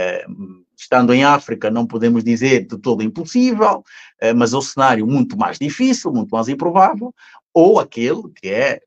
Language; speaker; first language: Portuguese; native; Portuguese